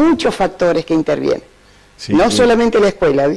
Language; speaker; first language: Spanish; native; Spanish